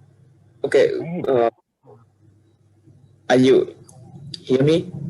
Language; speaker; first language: English; non-native, learner; Vietnamese